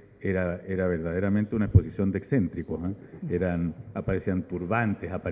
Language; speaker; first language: Spanish; native; Spanish